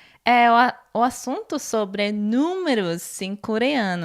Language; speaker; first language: Portuguese; non-native, learner; Korean